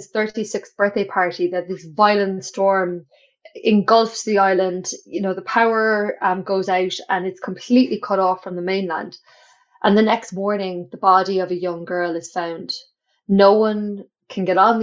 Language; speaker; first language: English; native; English